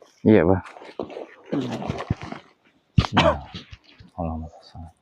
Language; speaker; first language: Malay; non-native, local second language; Javanese